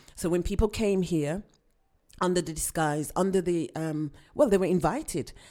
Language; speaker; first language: English; native; English